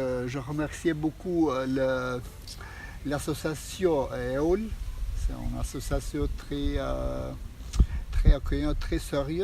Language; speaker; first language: French; non-native, learner; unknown